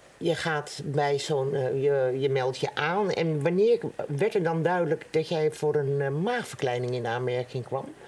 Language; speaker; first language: Dutch; native; Dutch